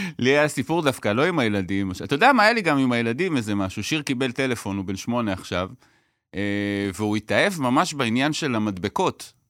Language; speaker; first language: Hebrew; native; Hebrew